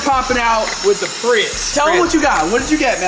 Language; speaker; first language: English; native; English